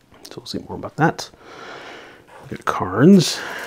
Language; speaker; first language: English; native; English